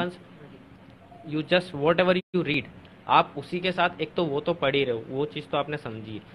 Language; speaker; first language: Hindi; native; Hindi